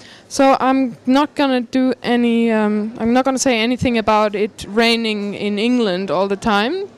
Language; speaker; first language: English; non-native, fluent; German